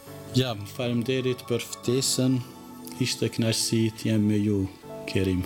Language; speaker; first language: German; non-native, fluent; Albanian